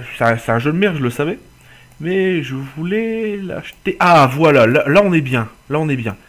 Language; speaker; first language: French; native; French